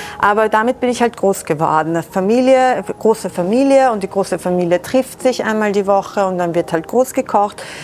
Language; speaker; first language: German; early bilingual, other home language; Persian